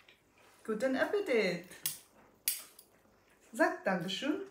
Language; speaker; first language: German; non-native, learner; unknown